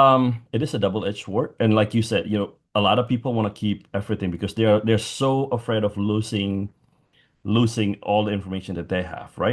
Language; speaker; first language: English; non-native, fluent; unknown